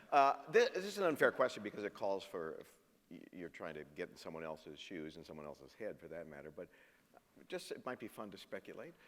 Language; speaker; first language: English; native; English